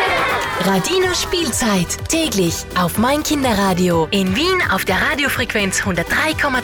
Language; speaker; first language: German; native; German